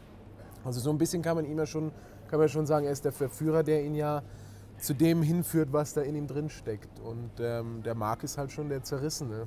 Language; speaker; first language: German; native; German